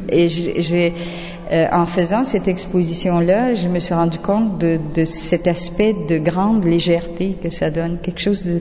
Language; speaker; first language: French; native; French